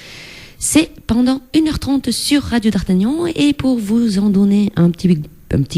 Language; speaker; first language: French; native; French